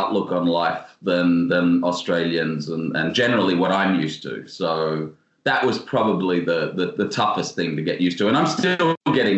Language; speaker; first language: English; native; English